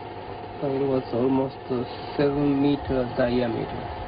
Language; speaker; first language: English; non-native, fluent; Japanese